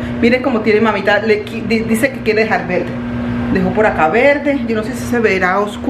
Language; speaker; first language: Spanish; native; Spanish